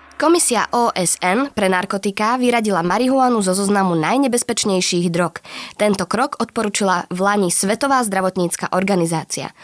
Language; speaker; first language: Slovak; native; Slovak